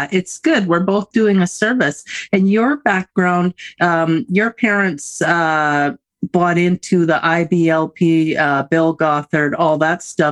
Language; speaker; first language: English; native; English